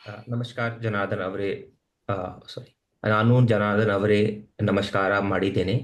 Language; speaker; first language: Kannada; non-native, learner; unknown